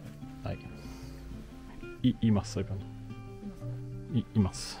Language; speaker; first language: Japanese; non-native, learner; French